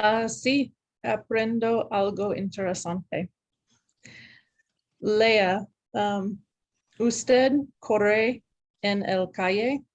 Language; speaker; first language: Spanish; non-native, learner; English